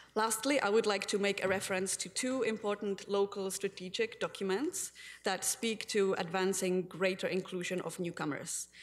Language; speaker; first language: English; non-native, fluent; Czech